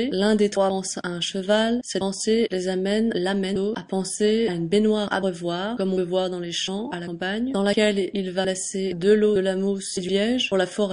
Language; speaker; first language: French; native; French